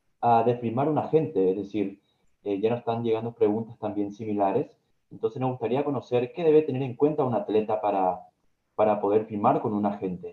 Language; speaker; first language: Spanish; native; Spanish